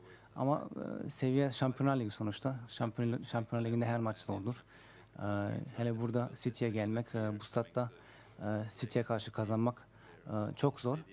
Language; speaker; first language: Turkish; early bilingual, heritage; Turkish